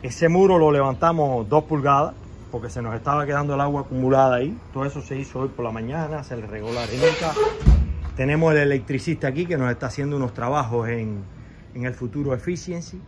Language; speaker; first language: Spanish; native; Spanish